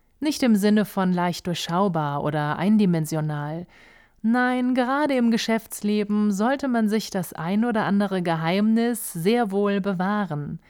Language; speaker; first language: German; native; German